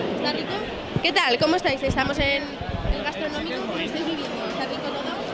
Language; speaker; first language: Spanish; native; Spanish